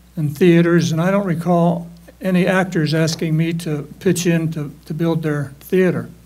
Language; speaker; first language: English; native; English